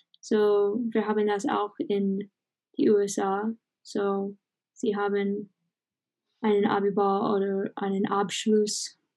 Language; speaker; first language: German; non-native, learner; English